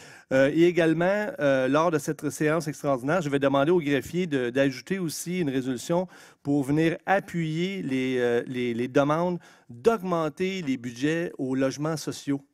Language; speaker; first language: French; native; French